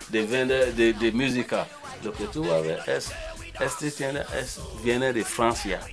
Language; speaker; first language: Spanish; non-native, learner; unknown